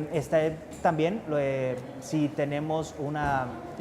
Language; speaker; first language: Spanish; native; Spanish